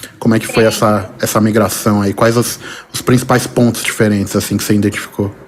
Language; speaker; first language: Portuguese; native; Portuguese